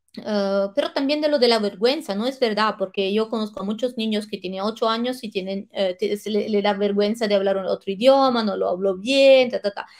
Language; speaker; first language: Spanish; non-native, fluent; Italian